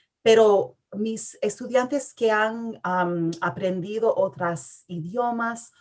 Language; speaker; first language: Spanish; early bilingual, heritage; English